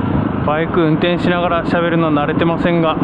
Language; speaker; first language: Japanese; native; Japanese